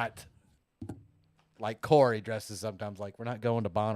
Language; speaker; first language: English; native; English